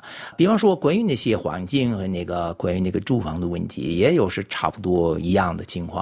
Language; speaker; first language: Chinese; non-native, fluent; French